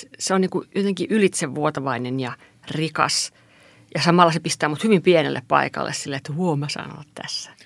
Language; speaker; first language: Finnish; non-native, local second language; Swedish